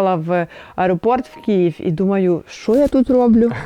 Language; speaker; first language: Ukrainian; native; Ukrainian